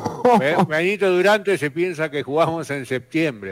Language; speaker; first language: Spanish; native; Spanish